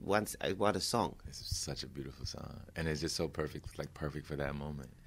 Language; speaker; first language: English; native; English